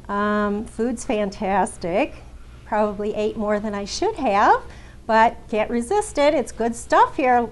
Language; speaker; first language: English; native; English